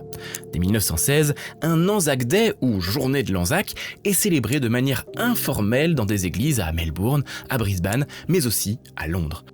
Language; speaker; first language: French; native; French